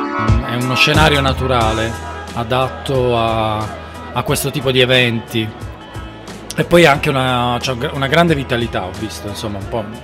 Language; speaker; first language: Italian; native; Italian